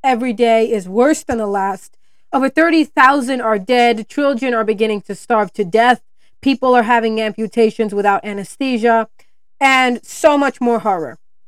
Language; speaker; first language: English; native; English